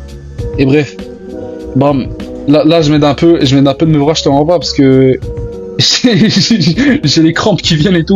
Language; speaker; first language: French; native; French